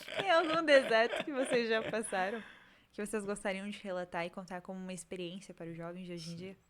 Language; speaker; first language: Portuguese; native; Portuguese